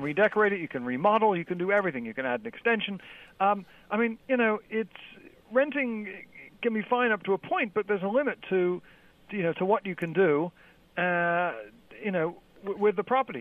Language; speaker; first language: English; native; English